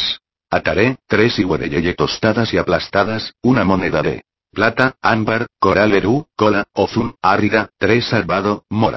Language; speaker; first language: Spanish; native; Spanish